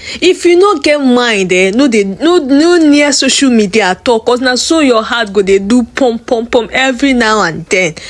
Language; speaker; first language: Nigerian Pidgin; native; Nigerian Pidgin